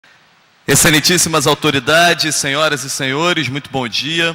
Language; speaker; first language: Portuguese; native; Portuguese